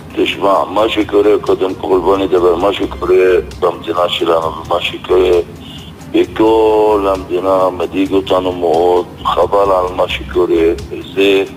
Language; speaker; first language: Hebrew; non-native, local second language; Arabic